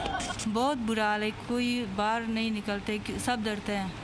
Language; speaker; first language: Hindi; non-native, learner; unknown